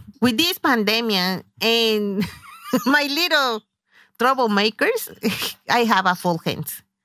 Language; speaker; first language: English; non-native, learner; Spanish